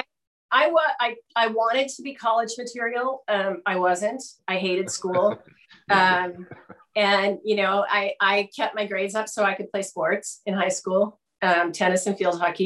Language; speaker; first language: English; native; English